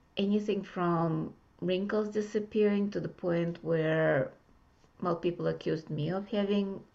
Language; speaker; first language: English; non-native, fluent; Russian